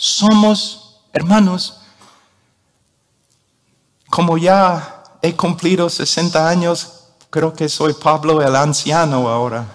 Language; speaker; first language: Spanish; non-native, fluent; English